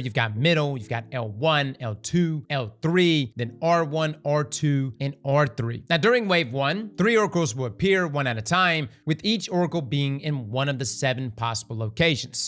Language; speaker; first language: English; native; English